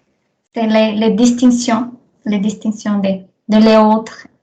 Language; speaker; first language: French; non-native, learner; Portuguese